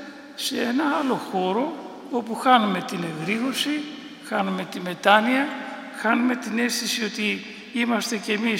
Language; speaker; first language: Greek; native; Greek